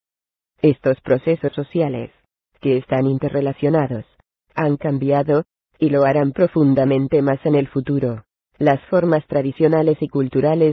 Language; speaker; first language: Spanish; native; Spanish